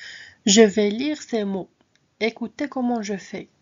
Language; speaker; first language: French; non-native, local second language; Arabic